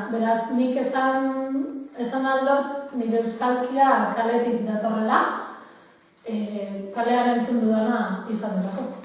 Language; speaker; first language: Basque; non-native, local second language; Spanish